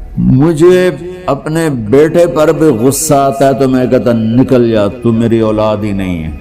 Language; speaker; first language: Urdu; non-native, local second language; Punjabi